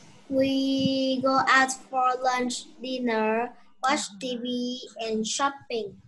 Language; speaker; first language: English; non-native, learner; Vietnamese